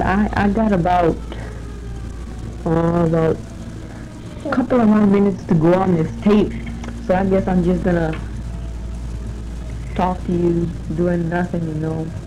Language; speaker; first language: English; early bilingual, other home language; Spanish